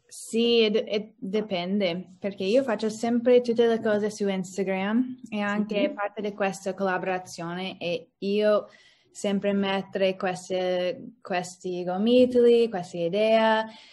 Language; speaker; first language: Italian; non-native, learner; English